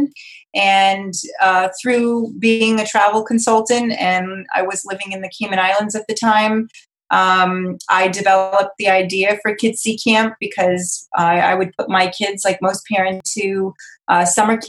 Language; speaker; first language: English; native; English